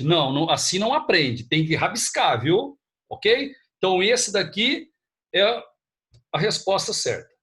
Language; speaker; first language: Portuguese; native; Portuguese